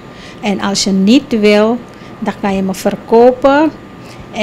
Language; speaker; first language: Dutch; non-native, local second language; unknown